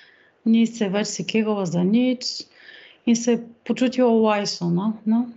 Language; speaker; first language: Slovenian; non-native, fluent; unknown